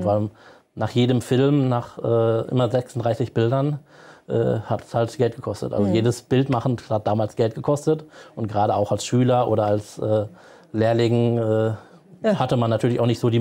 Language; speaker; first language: German; native; German